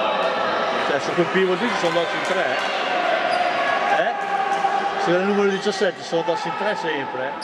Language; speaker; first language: Italian; native; Italian